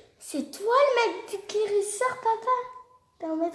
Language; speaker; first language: French; native; French